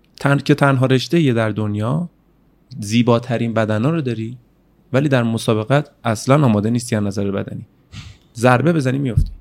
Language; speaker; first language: Persian; native; Persian